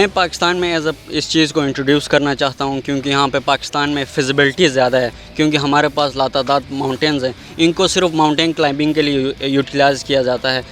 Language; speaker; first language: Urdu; non-native, local second language; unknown